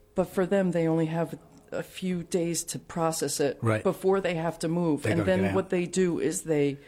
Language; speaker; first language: English; native; English